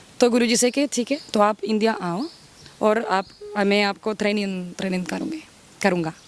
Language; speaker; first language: Hindi; non-native, learner; Spanish